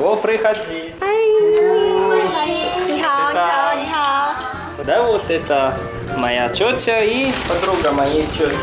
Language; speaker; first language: Russian; non-native, fluent; Chinese